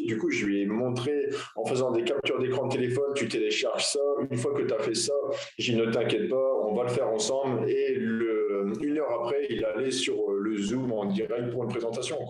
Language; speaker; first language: French; native; French